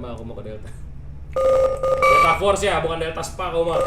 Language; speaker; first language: Indonesian; native; Indonesian